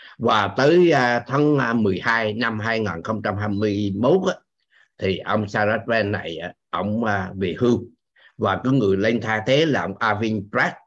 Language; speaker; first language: Vietnamese; native; Vietnamese